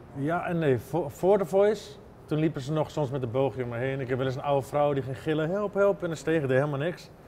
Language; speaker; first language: Dutch; early bilingual, other home language; English